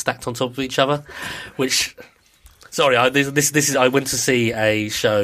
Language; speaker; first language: English; native; English